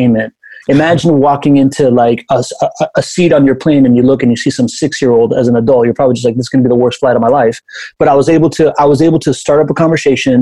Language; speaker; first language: English; early bilingual, other home language; Spanish